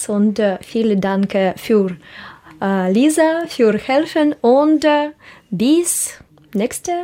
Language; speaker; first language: German; non-native, learner; Russian